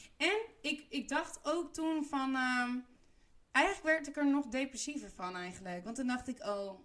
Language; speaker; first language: Dutch; native; Dutch